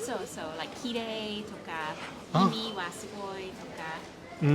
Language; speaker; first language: Japanese; non-native, learner; English